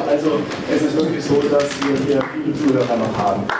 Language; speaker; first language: German; native; German